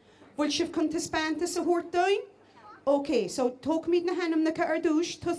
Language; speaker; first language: Irish; native; Irish